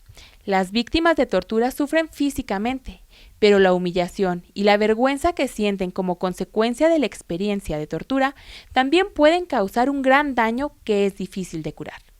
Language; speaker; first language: Spanish; native; Spanish